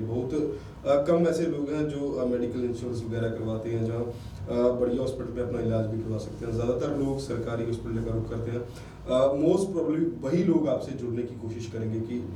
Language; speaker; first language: Hindi; non-native, local second language; Punjabi